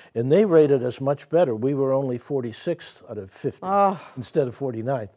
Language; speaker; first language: English; native; English